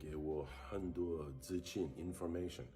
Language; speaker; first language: Chinese; non-native, learner; English